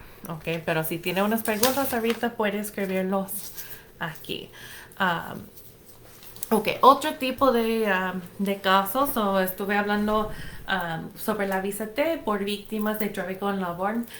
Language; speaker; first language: Spanish; non-native, fluent; English